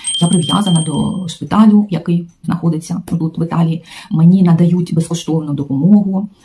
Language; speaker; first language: Ukrainian; non-native, local second language; Russian